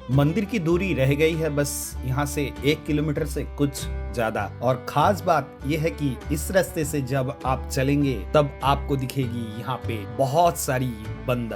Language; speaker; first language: Hindi; non-native, local second language; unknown